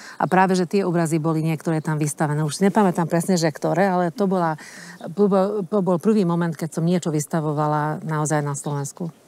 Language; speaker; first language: Slovak; non-native, local second language; Hungarian